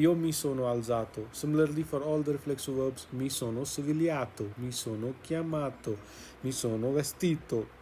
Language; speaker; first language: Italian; non-native, fluent; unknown